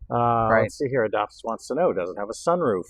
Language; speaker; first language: English; native; English